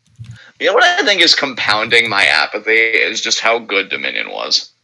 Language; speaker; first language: English; native; English